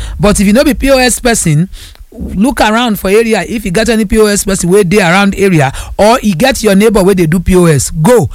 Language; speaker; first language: Nigerian Pidgin; non-native, local second language; Yoruba